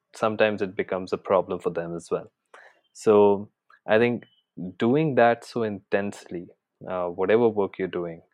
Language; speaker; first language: English; non-native, local second language; Hindi